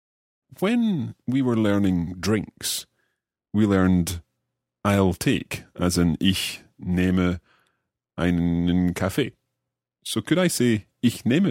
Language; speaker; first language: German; non-native, learner; English